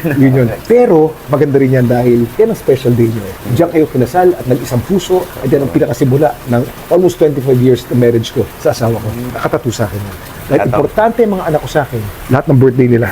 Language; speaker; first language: Filipino; native; Filipino